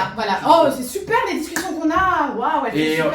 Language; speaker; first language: French; native; French